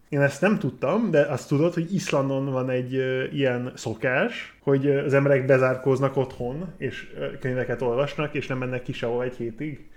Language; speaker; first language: Hungarian; non-native, fluent; English